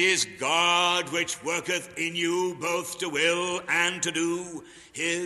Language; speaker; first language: English; native; English